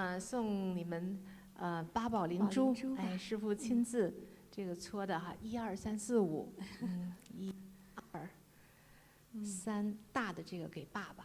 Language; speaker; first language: Chinese; native; Chinese